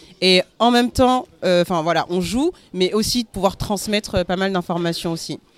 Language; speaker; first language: French; early bilingual, other home language; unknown